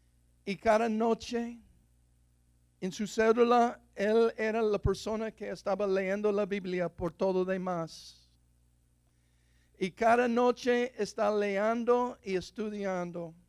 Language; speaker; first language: Spanish; non-native, fluent; English